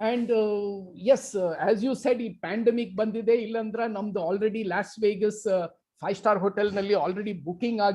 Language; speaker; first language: Kannada; non-native, local second language; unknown